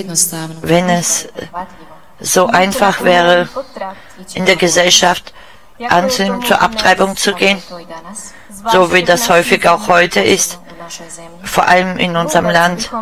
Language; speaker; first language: German; non-native, fluent; Czech